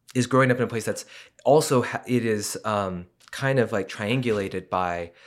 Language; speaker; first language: English; native; English